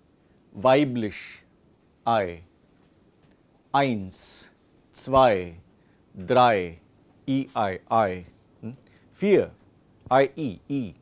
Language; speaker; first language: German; non-native, fluent; Hindi